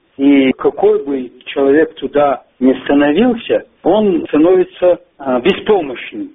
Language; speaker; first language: Russian; non-native, local second language; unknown